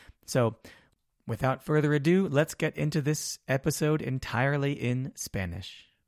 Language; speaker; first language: English; native; English